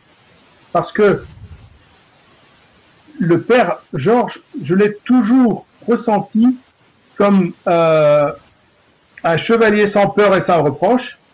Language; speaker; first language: French; non-native, fluent; Bulgarian